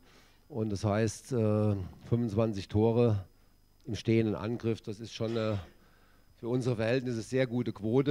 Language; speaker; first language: German; native; German